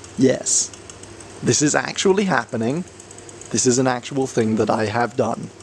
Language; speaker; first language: English; native; English